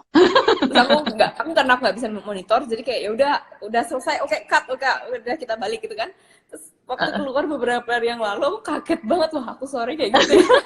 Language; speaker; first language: Indonesian; native; Indonesian